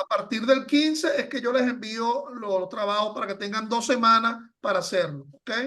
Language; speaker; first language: Spanish; native; Spanish